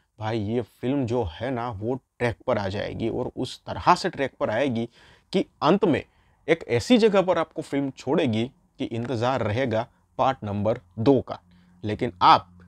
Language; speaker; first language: Hindi; non-native, local second language; Gujarati